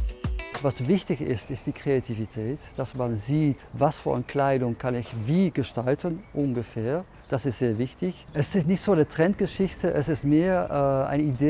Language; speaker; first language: German; non-native, fluent; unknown